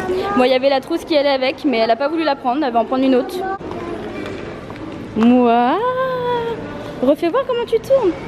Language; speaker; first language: French; native; French